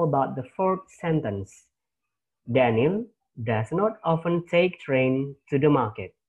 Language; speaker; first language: English; non-native, fluent; Indonesian